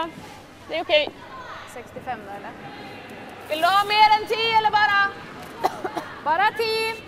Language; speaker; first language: Swedish; native; Swedish